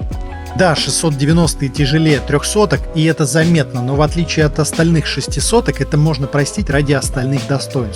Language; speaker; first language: Russian; native; Russian